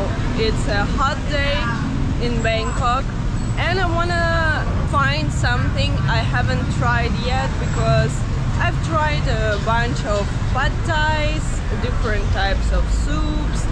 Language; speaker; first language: English; non-native, fluent; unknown